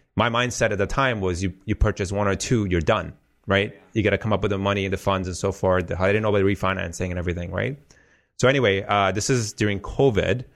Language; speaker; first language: English; early bilingual, heritage; Persian